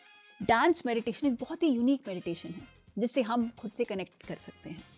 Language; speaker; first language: Hindi; native; Hindi